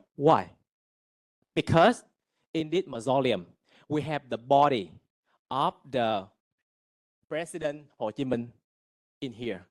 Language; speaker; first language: English; non-native, fluent; Vietnamese